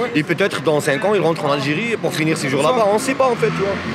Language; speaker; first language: French; native; French